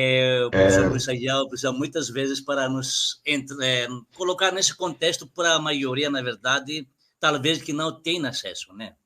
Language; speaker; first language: Portuguese; non-native, fluent; Greek